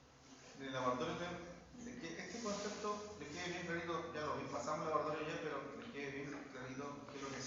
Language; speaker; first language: Spanish; native; Spanish